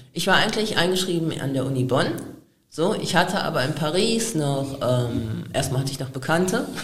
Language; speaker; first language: German; native; German